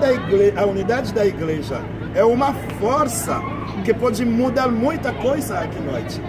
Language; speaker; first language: Portuguese; non-native, fluent; Haitian Creole